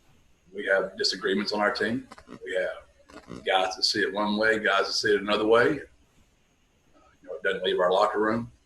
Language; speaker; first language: English; native; English